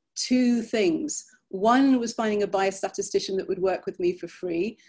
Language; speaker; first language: English; native; English